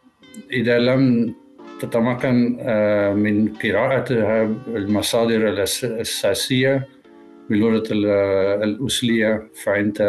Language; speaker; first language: Arabic; non-native, learner; Dutch